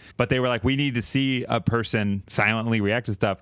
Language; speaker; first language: English; native; English